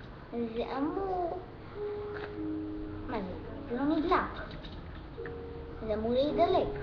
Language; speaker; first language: Hebrew; early bilingual, other home language; Russian